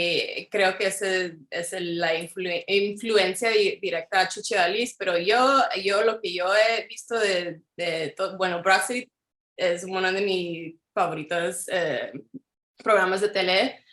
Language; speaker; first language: Spanish; early bilingual, heritage; Spanish